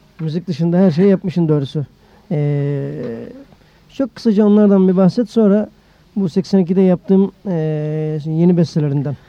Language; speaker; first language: Turkish; native; Turkish